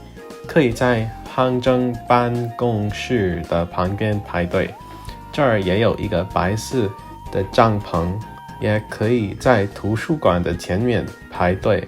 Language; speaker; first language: Chinese; non-native, learner; English